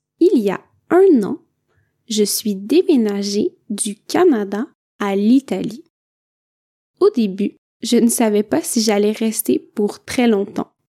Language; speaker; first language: French; native; French